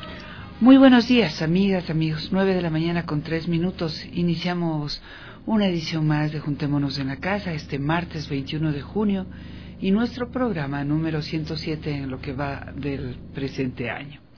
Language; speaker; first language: Spanish; native; Spanish